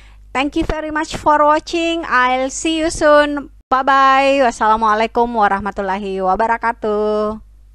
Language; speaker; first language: English; non-native, fluent; Indonesian